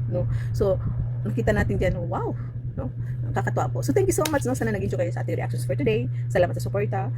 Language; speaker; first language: Filipino; non-native, local second language; Cebuano